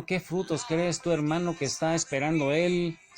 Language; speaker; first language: Spanish; native; Spanish